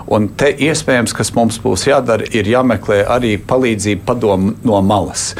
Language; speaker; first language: Latvian; early bilingual, heritage; Latvian